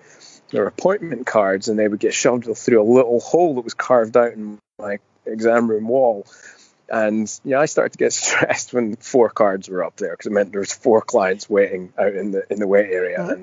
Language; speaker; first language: English; native; English